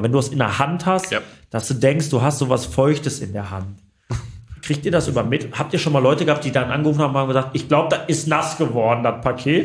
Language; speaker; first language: German; native; German